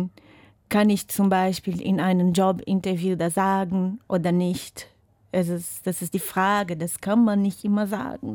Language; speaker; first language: German; non-native, fluent; Portuguese